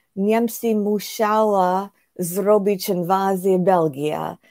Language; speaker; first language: Polish; non-native, fluent; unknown